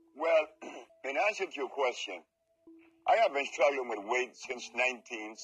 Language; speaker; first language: English; non-native, fluent; Spanish